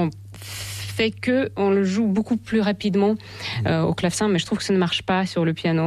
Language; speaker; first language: French; non-native, fluent; Russian